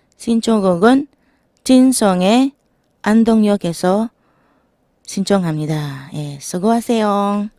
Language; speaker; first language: Korean; non-native, fluent; Filipino